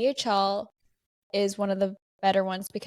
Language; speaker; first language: English; native; English